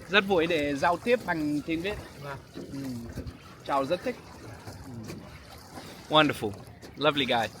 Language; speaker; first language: Vietnamese; non-native, learner; English